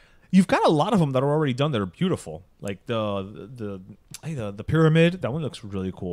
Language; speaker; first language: English; early bilingual, other home language; Spanish